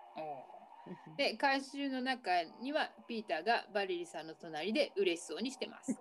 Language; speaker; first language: Japanese; native; Japanese